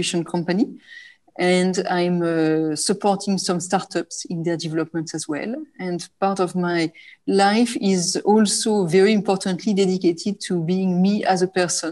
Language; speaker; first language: English; non-native, fluent; French